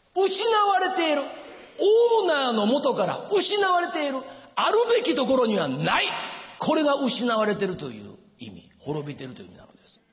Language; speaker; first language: Japanese; native; Japanese